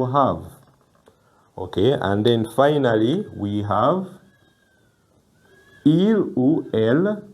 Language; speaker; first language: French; non-native, fluent; Ganda